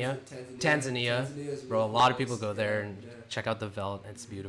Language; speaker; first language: English; native; English